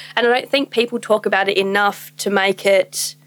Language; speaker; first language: English; native; English